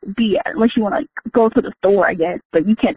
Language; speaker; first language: English; native; English